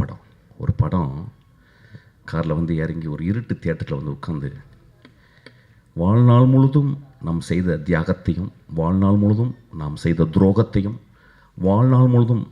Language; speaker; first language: Tamil; native; Tamil